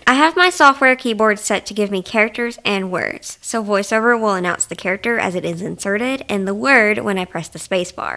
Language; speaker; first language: English; native; English